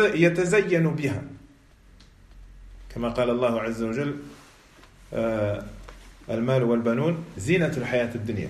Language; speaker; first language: Arabic; non-native, fluent; French